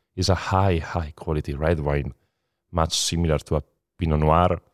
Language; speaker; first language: English; non-native, fluent; Italian